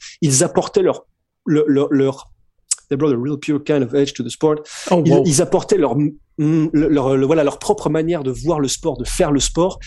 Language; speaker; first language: French; native; French